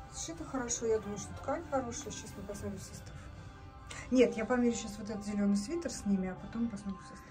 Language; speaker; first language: Russian; native; Russian